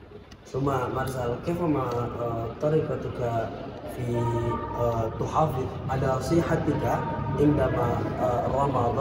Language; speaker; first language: Arabic; non-native, learner; Indonesian